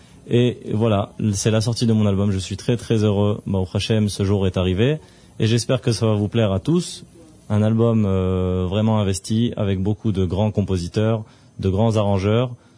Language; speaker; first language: French; native; French